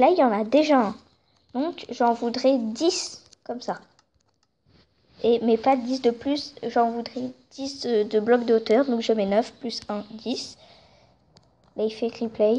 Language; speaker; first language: French; native; French